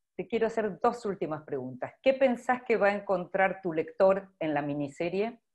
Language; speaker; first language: Spanish; native; Spanish